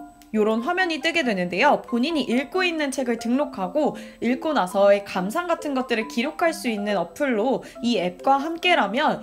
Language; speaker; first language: Korean; native; Korean